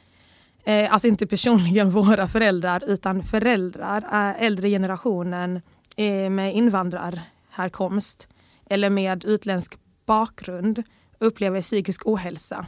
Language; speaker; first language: Swedish; early bilingual, other home language; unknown